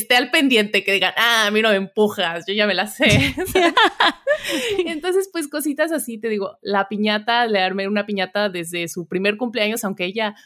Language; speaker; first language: Spanish; early bilingual, heritage; Spanish